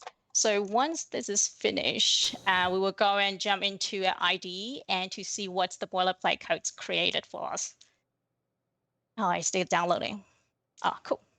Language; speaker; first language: English; non-native, fluent; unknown